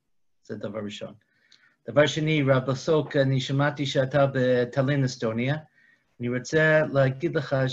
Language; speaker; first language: Hebrew; non-native, fluent; English